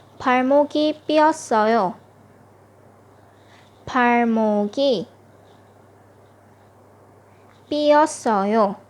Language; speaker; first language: Korean; non-native, fluent; Thai